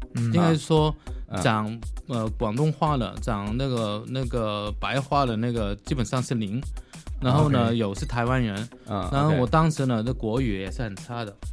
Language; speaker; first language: Chinese; non-native, fluent; Cantonese